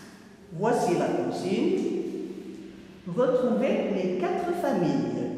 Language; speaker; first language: French; non-native, local second language; Arabic